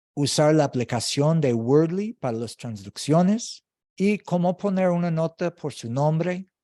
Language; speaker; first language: Spanish; non-native, learner; English